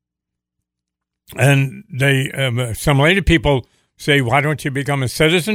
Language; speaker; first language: English; native; English